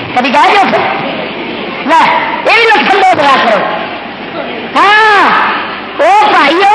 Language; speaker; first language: Urdu; non-native, local second language; Saraiki